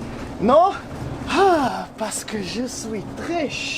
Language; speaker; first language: French; non-native, learner; English